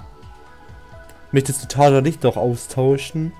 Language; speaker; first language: German; native; German